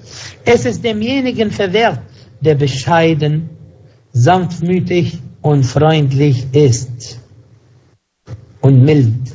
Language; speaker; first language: German; non-native, fluent; Arabic